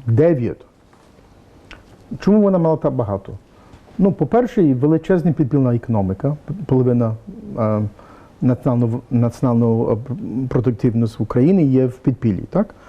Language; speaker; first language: Ukrainian; early bilingual, heritage; English